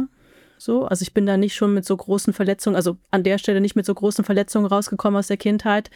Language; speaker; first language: German; native; German